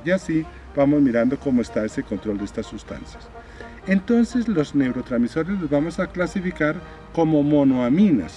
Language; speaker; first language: Spanish; native; Spanish